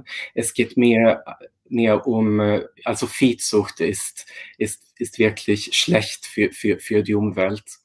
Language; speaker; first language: German; non-native, fluent; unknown